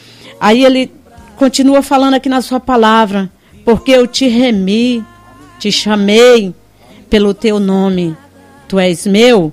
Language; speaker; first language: Portuguese; native; Portuguese